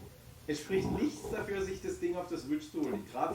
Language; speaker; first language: German; native; German